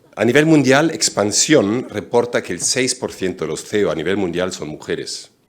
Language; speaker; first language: Spanish; non-native, fluent; German